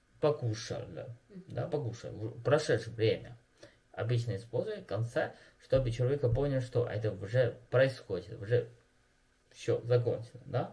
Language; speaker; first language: Russian; non-native, learner; Chinese